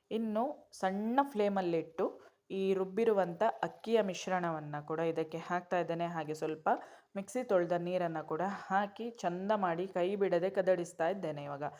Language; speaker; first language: Kannada; non-native, local second language; Konkani